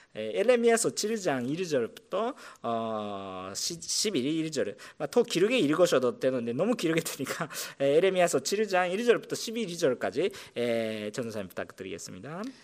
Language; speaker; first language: Korean; non-native, fluent; Japanese